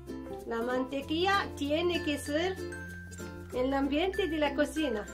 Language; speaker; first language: Spanish; non-native, fluent; Arabic